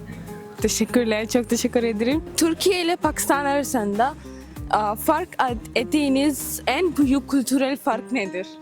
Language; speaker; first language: Turkish; non-native, learner; Urdu